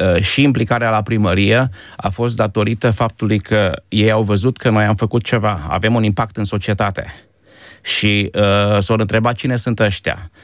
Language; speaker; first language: Romanian; native; Romanian